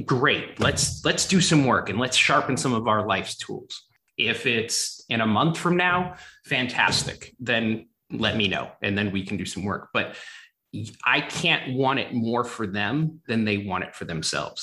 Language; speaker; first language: English; native; English